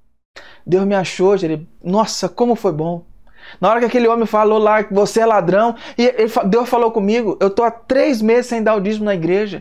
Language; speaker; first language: Portuguese; native; Portuguese